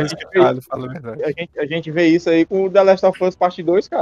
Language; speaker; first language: Portuguese; native; Portuguese